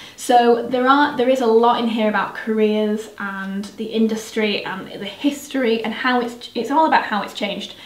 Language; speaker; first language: English; native; English